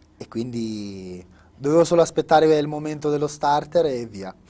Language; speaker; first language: Italian; native; Italian